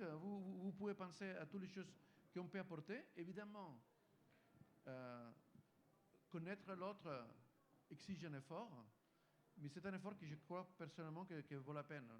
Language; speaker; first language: French; non-native, fluent; Spanish